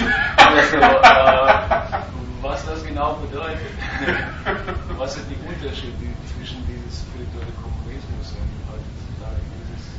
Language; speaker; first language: German; non-native, learner; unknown